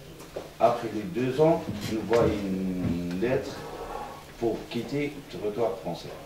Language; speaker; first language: French; non-native, learner; Arabic